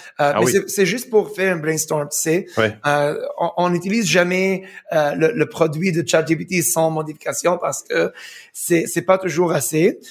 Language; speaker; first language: French; early bilingual, heritage; French